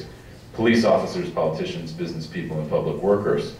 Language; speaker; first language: English; native; English